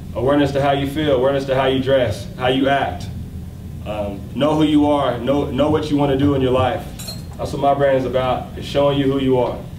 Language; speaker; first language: English; native; English